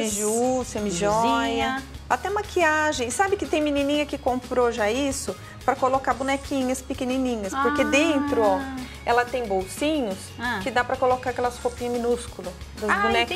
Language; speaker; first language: Portuguese; native; Portuguese